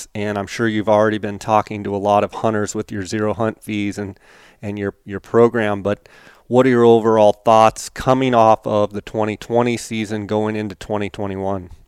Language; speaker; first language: English; native; English